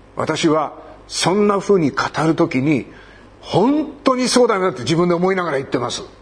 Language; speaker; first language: Japanese; native; Japanese